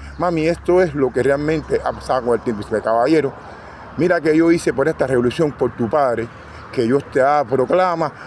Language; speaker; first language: Spanish; native; Spanish